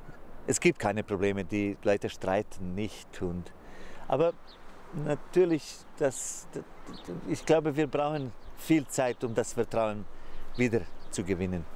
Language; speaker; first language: German; non-native, fluent; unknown